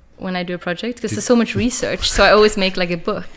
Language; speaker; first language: English; non-native, fluent; Norwegian